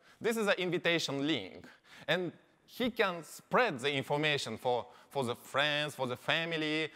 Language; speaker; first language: English; non-native, learner; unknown